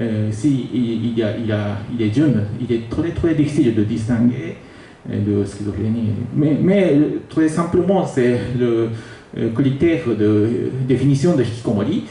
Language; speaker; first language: French; non-native, learner; Japanese